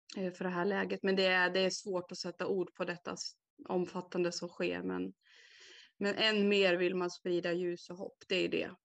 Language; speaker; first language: Swedish; native; Swedish